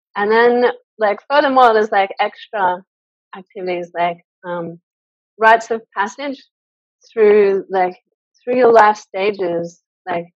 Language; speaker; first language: English; native; English